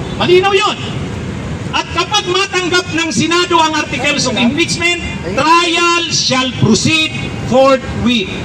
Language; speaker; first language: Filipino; non-native, local second language; Bikol